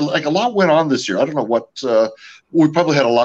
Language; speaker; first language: English; early bilingual, other home language; French